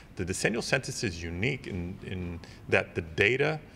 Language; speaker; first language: English; early bilingual, other home language; Spanish